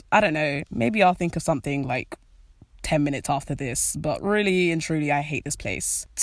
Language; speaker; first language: English; native; English